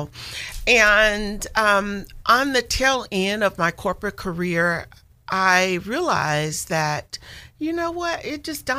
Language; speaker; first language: English; native; English